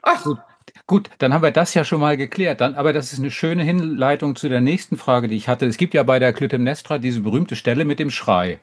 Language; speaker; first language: German; native; German